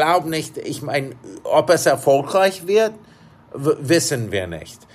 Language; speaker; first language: German; non-native, fluent; English